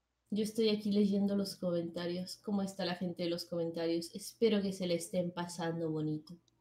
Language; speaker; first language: Spanish; native; Spanish